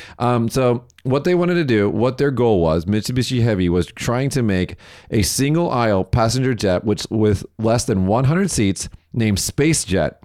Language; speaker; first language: English; native; English